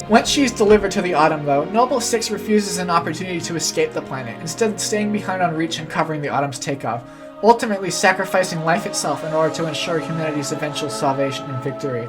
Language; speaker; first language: English; native; English